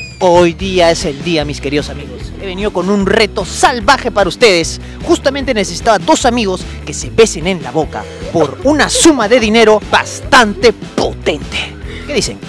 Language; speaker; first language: Spanish; native; Spanish